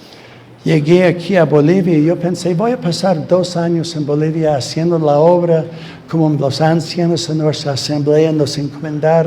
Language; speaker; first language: Spanish; non-native, fluent; English